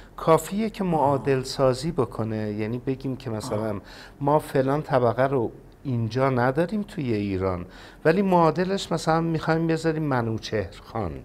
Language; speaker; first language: Persian; non-native, local second language; Azerbaijani